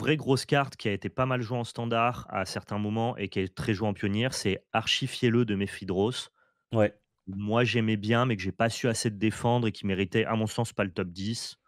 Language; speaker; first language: French; native; French